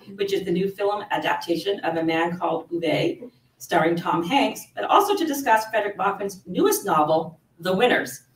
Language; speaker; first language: English; native; English